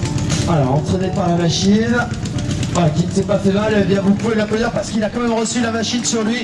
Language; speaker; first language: French; native; French